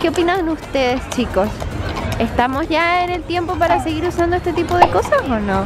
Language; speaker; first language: Spanish; native; Spanish